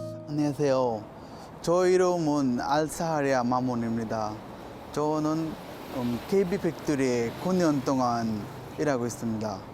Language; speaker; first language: Korean; non-native, learner; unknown